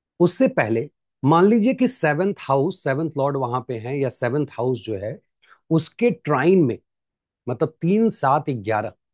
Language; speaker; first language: Hindi; native; Hindi